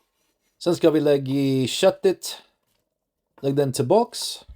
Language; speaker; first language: Swedish; non-native, learner; English